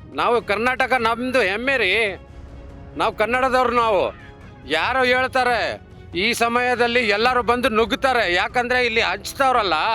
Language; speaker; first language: Kannada; non-native, local second language; Urdu